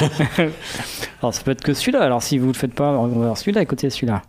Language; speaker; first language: French; native; French